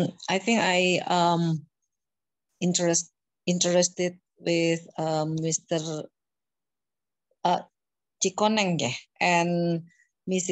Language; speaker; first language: English; non-native, learner; Indonesian